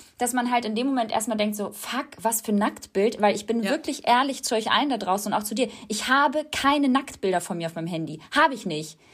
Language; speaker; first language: German; native; German